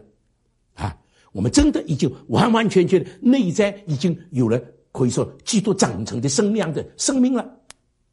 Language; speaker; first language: Chinese; native; Chinese